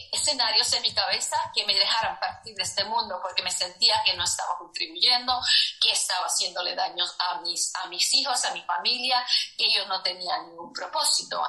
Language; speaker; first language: Spanish; early bilingual, heritage; Spanish